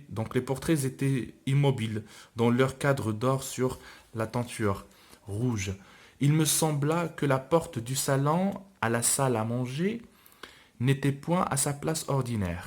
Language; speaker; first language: French; non-native, local second language; Arabic